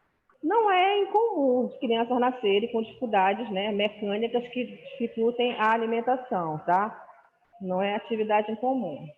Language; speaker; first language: Portuguese; native; Portuguese